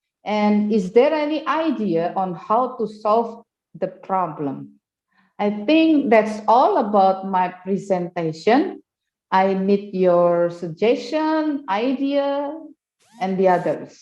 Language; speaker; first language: English; non-native, fluent; Indonesian